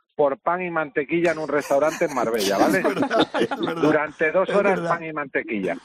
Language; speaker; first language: Spanish; native; Spanish